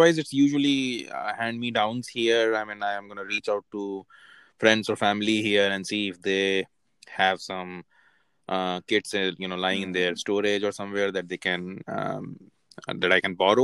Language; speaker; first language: English; non-native, local second language; Hindi